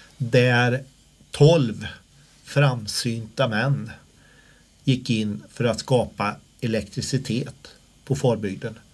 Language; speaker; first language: Swedish; native; Swedish